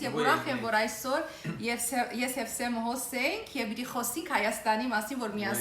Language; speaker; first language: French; non-native, learner; Armenian